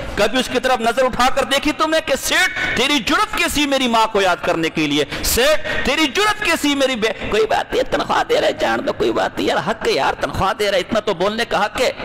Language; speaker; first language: Urdu; non-native, local second language; Pashto